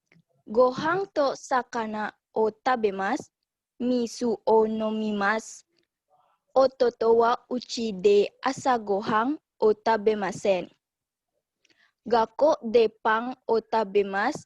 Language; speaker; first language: Japanese; non-native, learner; Indonesian